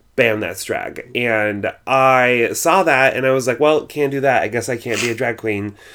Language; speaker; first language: English; native; English